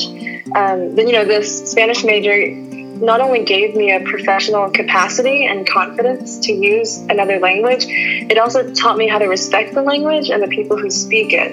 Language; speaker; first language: English; native; English